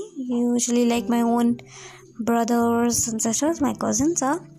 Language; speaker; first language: English; non-native, local second language; Kannada